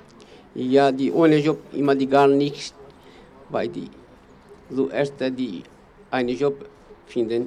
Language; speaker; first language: German; non-native, learner; Kurdish